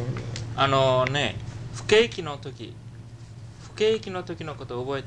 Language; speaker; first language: Japanese; early bilingual, heritage; Japanese